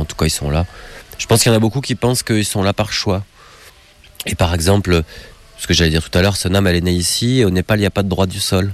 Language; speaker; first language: French; native; French